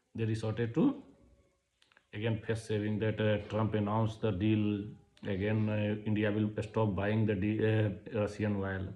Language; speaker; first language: English; non-native, local second language; Hindi